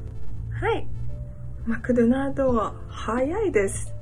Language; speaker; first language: Japanese; non-native, learner; Malay